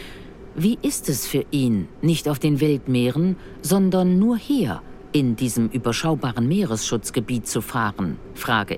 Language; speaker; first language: German; native; German